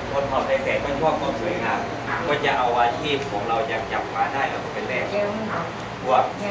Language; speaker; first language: Thai; non-native, local second language; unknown